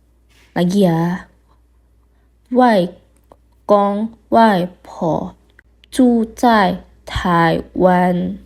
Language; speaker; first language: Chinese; non-native, fluent; Indonesian